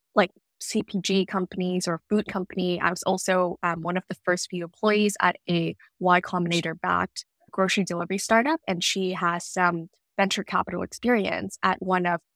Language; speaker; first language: English; non-native, fluent; Vietnamese